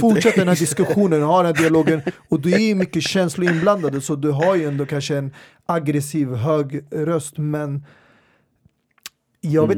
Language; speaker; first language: Swedish; native; Swedish